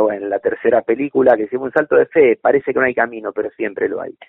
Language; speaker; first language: Spanish; native; Spanish